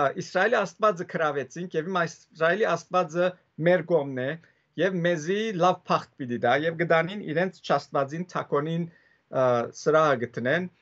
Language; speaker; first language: Armenian; early bilingual, heritage; Armenian